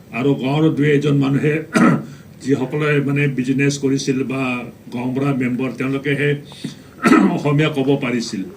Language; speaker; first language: Assamese; non-native, local second language; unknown